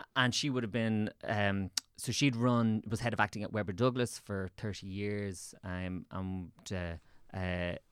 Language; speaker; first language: English; native; English